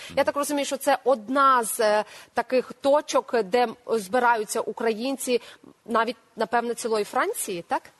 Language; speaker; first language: Ukrainian; native; Ukrainian